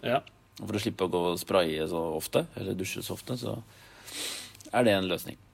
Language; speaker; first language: Norwegian; native; Norwegian